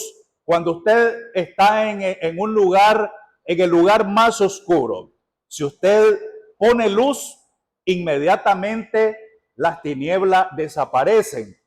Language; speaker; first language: Spanish; native; Spanish